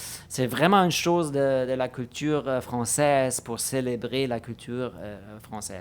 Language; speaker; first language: French; non-native, fluent; German